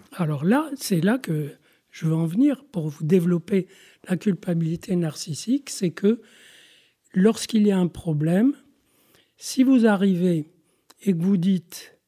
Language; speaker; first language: French; non-native, local second language; Arabic